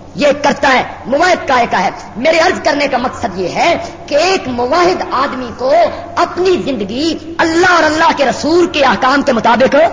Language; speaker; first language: Urdu; native; Urdu